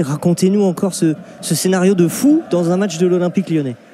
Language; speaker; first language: French; native; French